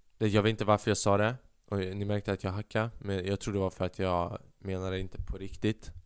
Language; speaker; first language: Swedish; early bilingual, other home language; Albanian